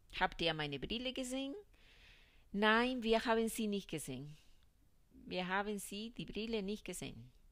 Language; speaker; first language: German; non-native, fluent; Spanish